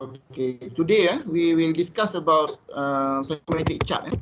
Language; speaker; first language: English; non-native, local second language; Malay